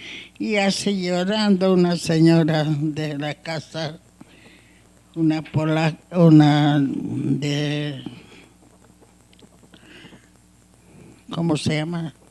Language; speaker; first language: Spanish; non-native, learner; Hungarian